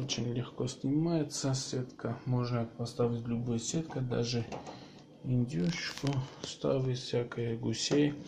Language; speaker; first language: Russian; non-native, local second language; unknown